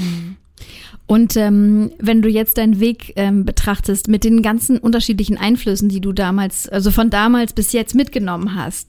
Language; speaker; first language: German; native; German